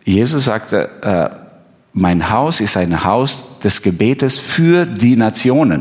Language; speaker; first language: German; non-native, fluent; Albanian